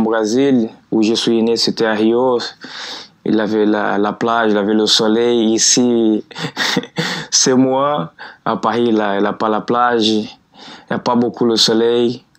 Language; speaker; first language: French; non-native, learner; Portuguese